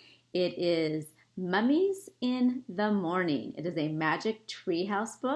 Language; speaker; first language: English; native; English